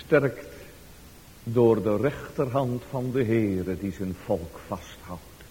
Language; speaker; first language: Dutch; native; Dutch